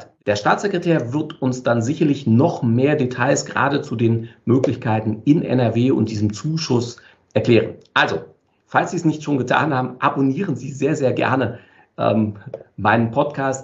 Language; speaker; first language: German; native; German